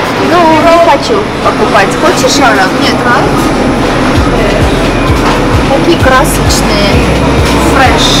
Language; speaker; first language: Russian; non-native, fluent; Armenian